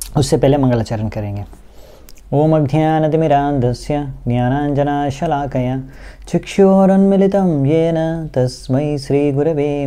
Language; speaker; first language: Hindi; non-native, local second language; Bangla